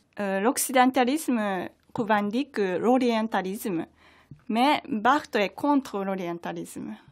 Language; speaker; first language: French; non-native, fluent; Japanese